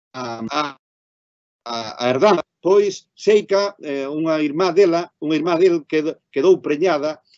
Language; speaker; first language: Galician; native; Galician